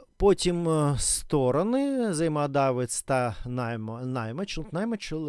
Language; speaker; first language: Ukrainian; non-native, learner; Russian